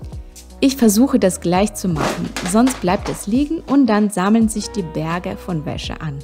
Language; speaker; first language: German; non-native, fluent; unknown